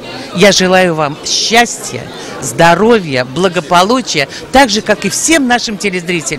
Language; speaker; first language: Russian; native; Russian